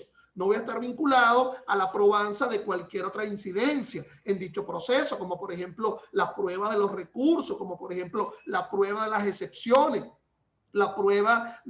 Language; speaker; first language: Spanish; native; Spanish